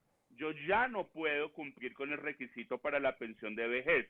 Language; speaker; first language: Spanish; native; Spanish